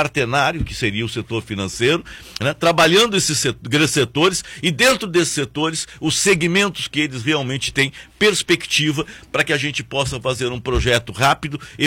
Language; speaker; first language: Portuguese; native; Portuguese